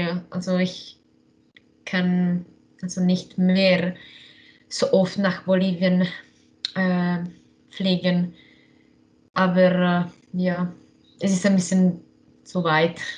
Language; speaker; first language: German; non-native, local second language; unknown